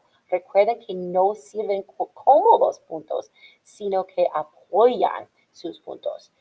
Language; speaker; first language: Spanish; non-native, fluent; English